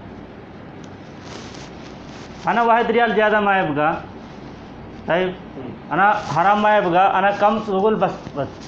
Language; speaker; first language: Arabic; non-native, learner; Hindi